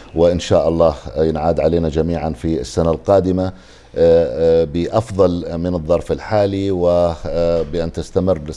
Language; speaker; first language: Arabic; native; Arabic